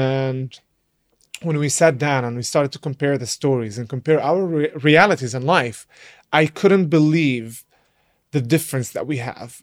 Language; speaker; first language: English; non-native, fluent; Arabic